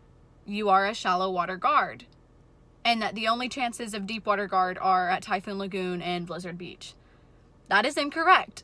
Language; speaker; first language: English; native; English